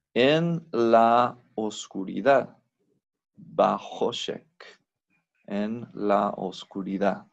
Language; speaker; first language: Spanish; non-native, fluent; English